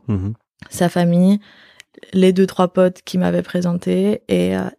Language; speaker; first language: French; native; French